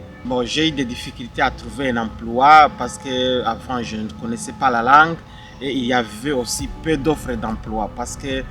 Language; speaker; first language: French; non-native, local second language; Kinyarwanda